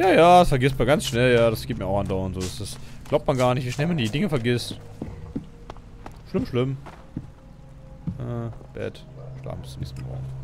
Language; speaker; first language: German; native; German